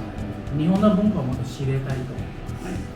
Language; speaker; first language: Japanese; non-native, fluent; Filipino